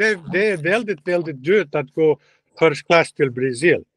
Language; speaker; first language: Swedish; non-native, learner; Russian